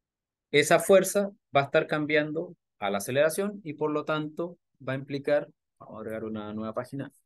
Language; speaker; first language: Spanish; native; Spanish